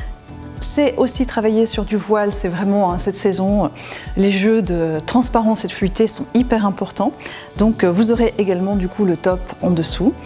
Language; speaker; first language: French; native; French